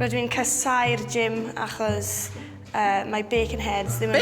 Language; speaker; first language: Welsh; non-native, local second language; English